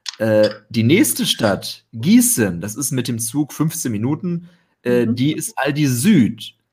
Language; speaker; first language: German; native; German